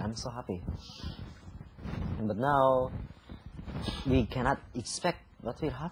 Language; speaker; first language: English; non-native, learner; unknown